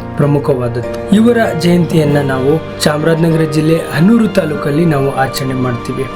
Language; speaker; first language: Kannada; non-native, local second language; Lambadi